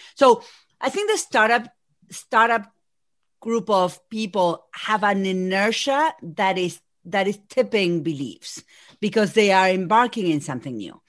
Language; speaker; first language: English; non-native, fluent; Spanish